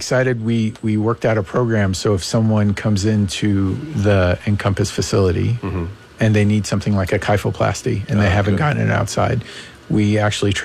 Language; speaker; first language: English; non-native, local second language; Persian